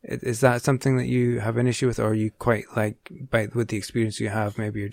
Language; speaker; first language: English; native; English